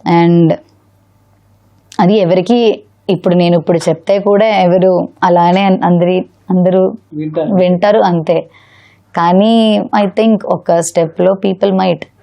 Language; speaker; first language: Telugu; non-native, learner; Malayalam